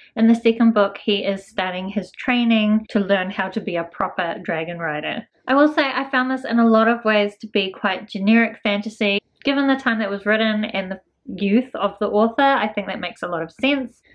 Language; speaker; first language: English; native; English